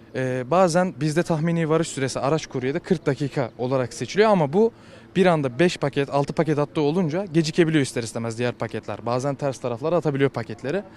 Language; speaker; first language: Turkish; native; Turkish